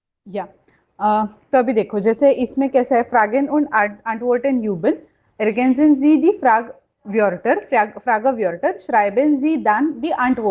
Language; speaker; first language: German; non-native, fluent; Hindi